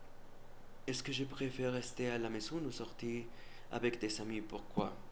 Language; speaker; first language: French; non-native, learner; Spanish